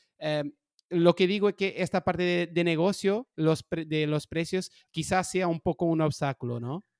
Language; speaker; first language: Spanish; non-native, fluent; Portuguese